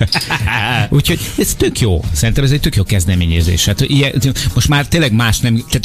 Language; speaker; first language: Hungarian; native; Hungarian